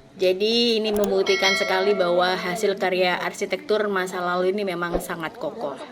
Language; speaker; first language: Indonesian; native; Indonesian